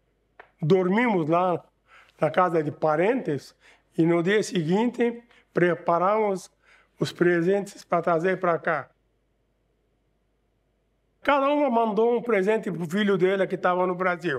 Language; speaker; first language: Portuguese; non-native, fluent; Arabic